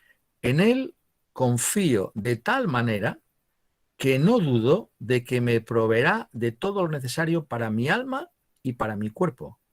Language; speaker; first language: Spanish; native; Spanish